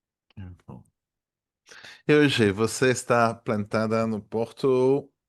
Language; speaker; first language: Portuguese; non-native, fluent; French